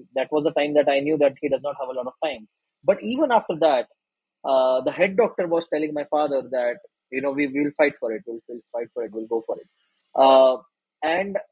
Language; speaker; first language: English; non-native, local second language; Hindi